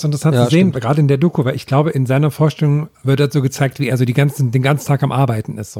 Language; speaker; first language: German; native; German